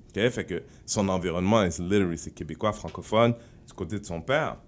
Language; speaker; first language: French; non-native, local second language; Haitian Creole